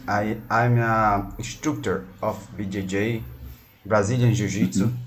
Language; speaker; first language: English; non-native, learner; Portuguese